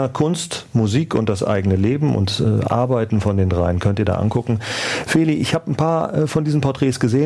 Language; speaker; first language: German; native; German